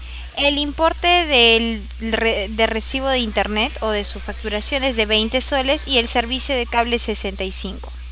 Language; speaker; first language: Spanish; native; Spanish